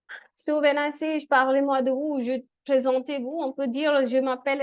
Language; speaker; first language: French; non-native, fluent; Hindi